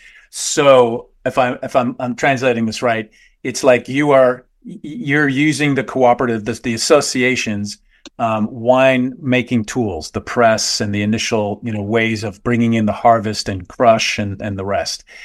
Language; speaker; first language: English; native; English